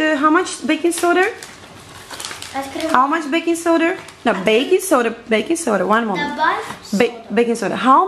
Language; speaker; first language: English; non-native, fluent; Russian